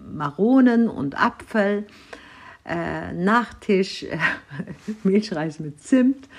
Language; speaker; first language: German; non-native, fluent; Turkish